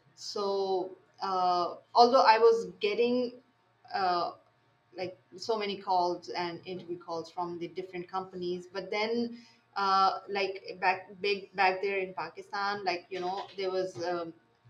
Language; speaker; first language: English; non-native, local second language; Urdu